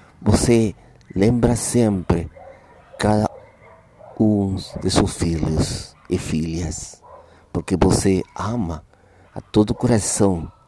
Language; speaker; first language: Portuguese; non-native, learner; Spanish